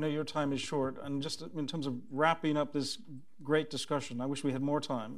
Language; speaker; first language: English; native; English